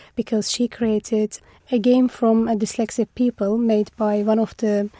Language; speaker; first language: English; non-native, fluent; Turkish